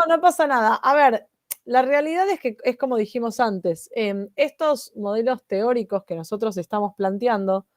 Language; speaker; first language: Spanish; native; Spanish